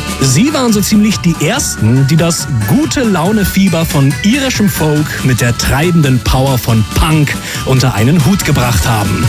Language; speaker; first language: German; native; German